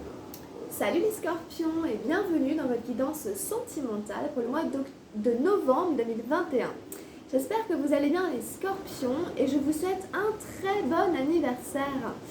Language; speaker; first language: French; native; French